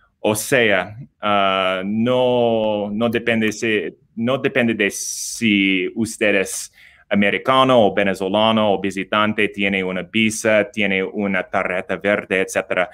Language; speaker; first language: Spanish; non-native, learner; English